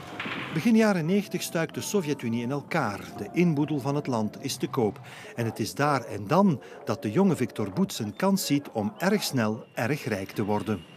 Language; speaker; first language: Dutch; native; Dutch